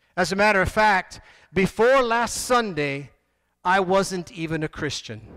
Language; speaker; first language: English; native; English